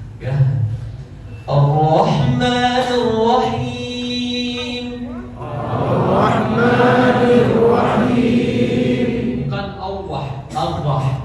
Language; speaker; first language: Malay; non-native, learner; Arabic